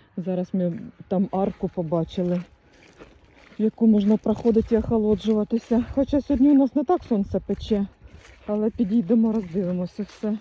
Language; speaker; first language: Ukrainian; native; Ukrainian